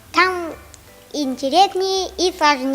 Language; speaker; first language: Russian; non-native, local second language; Tajik